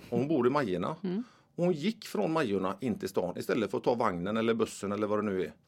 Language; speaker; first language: Swedish; native; Swedish